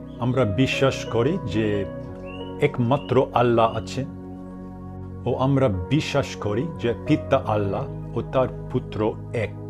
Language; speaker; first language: Bangla; non-native, learner; English